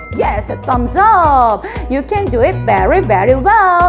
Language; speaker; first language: English; non-native, fluent; Korean